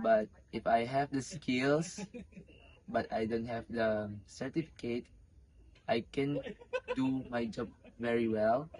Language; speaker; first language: English; non-native, learner; Indonesian